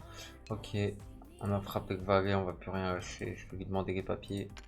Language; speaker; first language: French; native; French